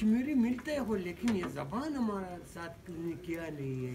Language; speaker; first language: Hindi; non-native, local second language; Pashto